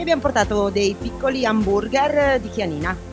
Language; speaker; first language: Italian; native; Italian